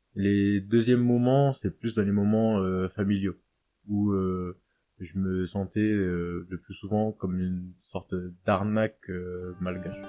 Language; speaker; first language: French; native; French